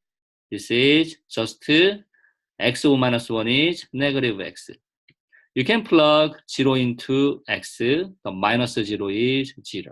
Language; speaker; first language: English; non-native, fluent; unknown